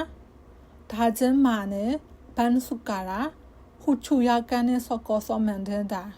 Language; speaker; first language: Korean; non-native, learner; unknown